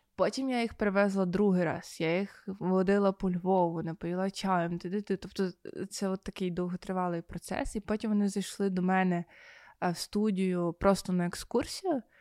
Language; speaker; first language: Ukrainian; native; Ukrainian